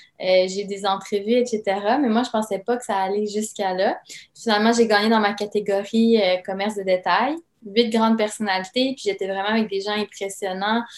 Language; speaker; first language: French; early bilingual, other home language; Serbian